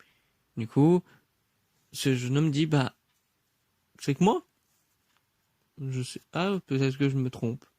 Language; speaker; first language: French; native; French